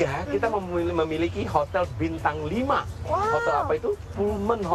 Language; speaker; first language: Indonesian; native; Indonesian